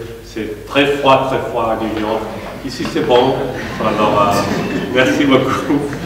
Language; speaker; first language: French; non-native, learner; Spanish